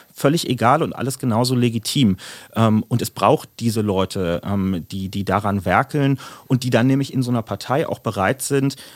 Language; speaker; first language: German; native; German